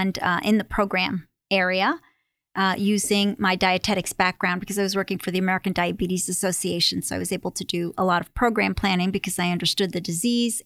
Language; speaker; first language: English; native; English